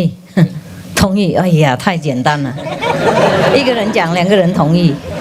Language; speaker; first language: Chinese; non-native, fluent; Vietnamese